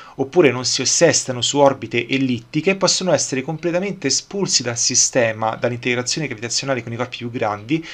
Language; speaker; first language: Italian; native; Italian